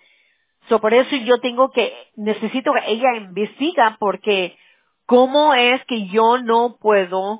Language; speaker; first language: Spanish; early bilingual, heritage; Spanish